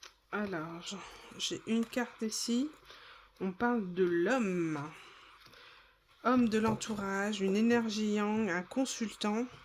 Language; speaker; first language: French; native; French